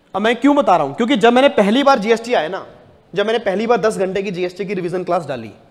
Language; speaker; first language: Hindi; native; Hindi